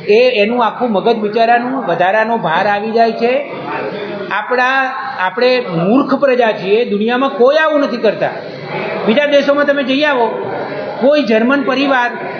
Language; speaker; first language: Gujarati; native; Gujarati